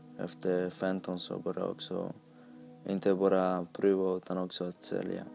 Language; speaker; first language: Swedish; early bilingual, other home language; Spanish